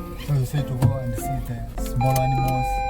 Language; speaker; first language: English; non-native, learner; Japanese